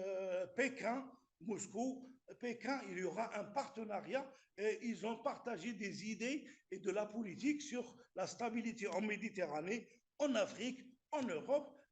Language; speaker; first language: French; non-native, local second language; Arabic